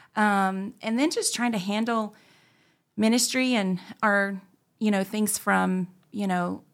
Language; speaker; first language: English; native; English